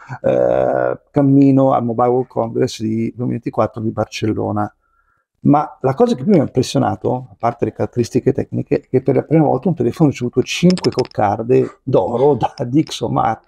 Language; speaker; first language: Italian; native; Italian